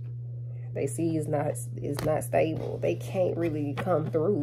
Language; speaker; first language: English; native; English